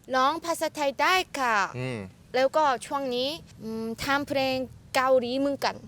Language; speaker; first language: Thai; non-native, learner; Korean